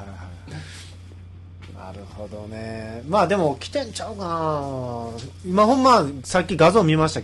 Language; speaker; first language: Japanese; native; Japanese